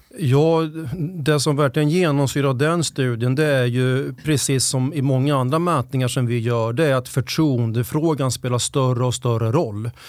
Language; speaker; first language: Swedish; native; Swedish